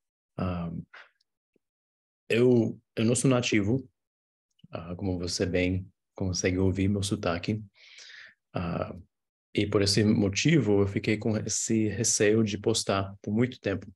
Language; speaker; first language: Portuguese; non-native, fluent; English